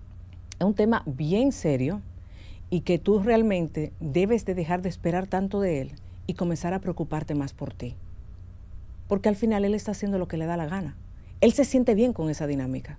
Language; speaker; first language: Spanish; native; Spanish